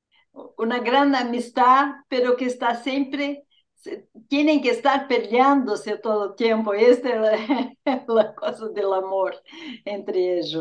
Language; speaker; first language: Spanish; non-native, fluent; Portuguese